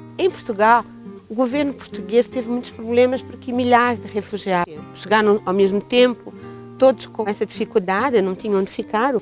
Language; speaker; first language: Portuguese; native; Portuguese